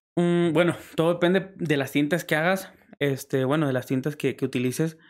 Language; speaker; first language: Spanish; native; Spanish